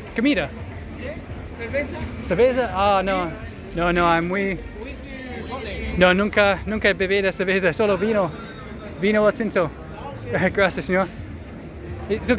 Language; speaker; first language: Spanish; non-native, learner; English